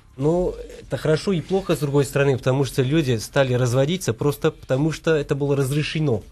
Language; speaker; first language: Russian; non-native, fluent; Portuguese